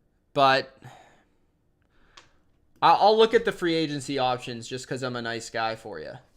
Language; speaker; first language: English; native; English